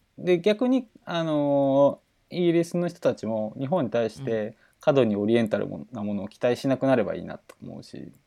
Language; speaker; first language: Japanese; native; Japanese